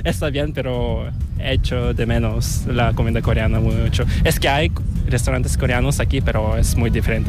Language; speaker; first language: Spanish; non-native, fluent; Korean